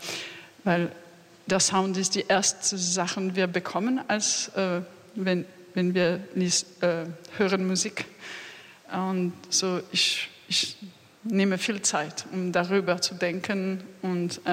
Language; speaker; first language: German; non-native, learner; French